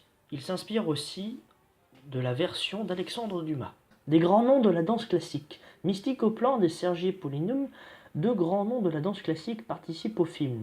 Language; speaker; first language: French; native; French